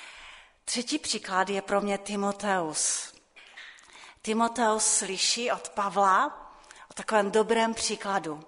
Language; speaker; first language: Czech; non-native, local second language; Polish